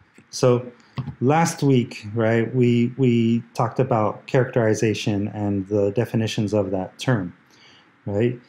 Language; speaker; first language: English; early bilingual, other home language; Spanish